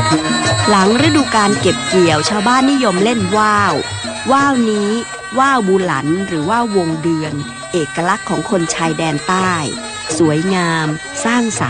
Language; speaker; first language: Thai; native; Thai